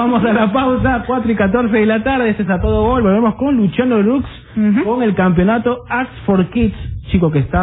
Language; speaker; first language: Spanish; native; Spanish